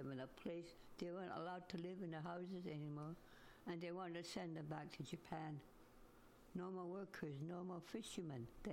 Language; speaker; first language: English; non-native, fluent; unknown